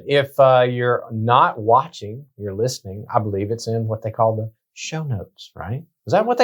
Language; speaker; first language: English; native; English